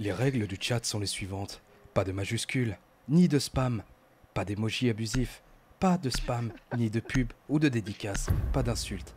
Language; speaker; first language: French; native; French